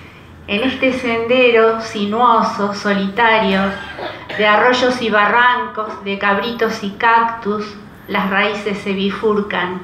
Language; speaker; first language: Spanish; native; Spanish